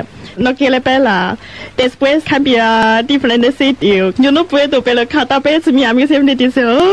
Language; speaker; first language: Spanish; non-native, learner; Chinese